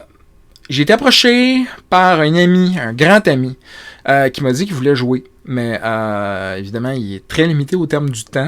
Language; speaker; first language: French; native; French